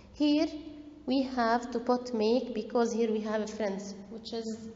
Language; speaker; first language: English; non-native, fluent; Arabic